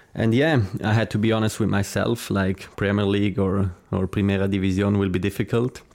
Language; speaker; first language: English; non-native, fluent; Swiss German